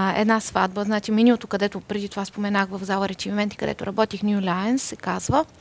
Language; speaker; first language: Bulgarian; native; Bulgarian